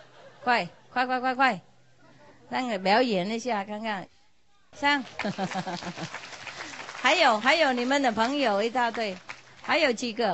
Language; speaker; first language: Chinese; non-native, fluent; Vietnamese